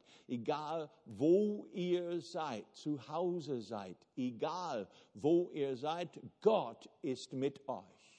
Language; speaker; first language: German; non-native, fluent; English